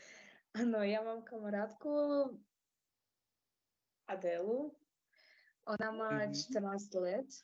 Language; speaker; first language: Czech; non-native, learner; Ukrainian